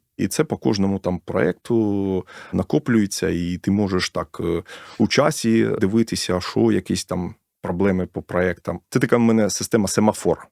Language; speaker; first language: Ukrainian; non-native, local second language; Russian